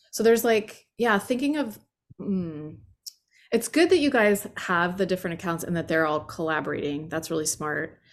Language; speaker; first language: English; native; English